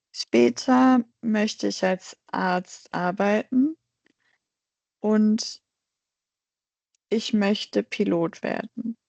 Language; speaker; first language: German; non-native, fluent; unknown